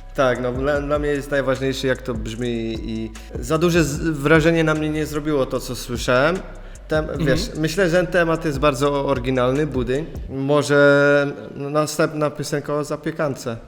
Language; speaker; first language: Polish; early bilingual, heritage; Polish